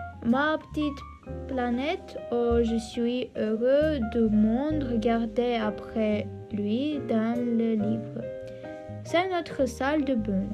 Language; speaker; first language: French; non-native, learner; Armenian